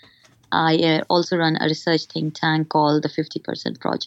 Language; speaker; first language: English; non-native, local second language; Hindi